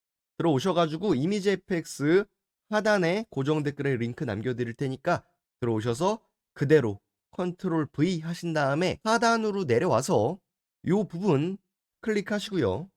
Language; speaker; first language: Korean; native; Korean